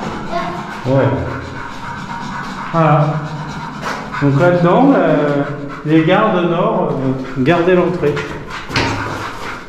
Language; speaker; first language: French; native; French